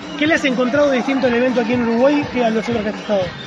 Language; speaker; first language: Spanish; native; Spanish